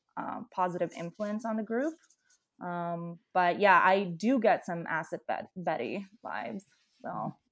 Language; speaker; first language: English; non-native, fluent; Italian